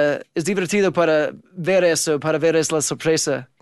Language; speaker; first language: Spanish; non-native, fluent; English